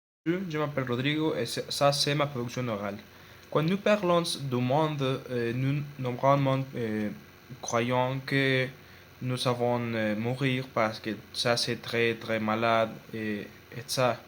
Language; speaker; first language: French; non-native, learner; Spanish